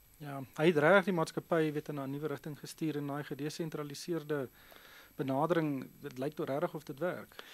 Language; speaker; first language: Afrikaans; native; Afrikaans